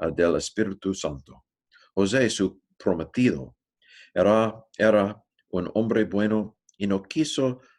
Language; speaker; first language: Spanish; non-native, learner; English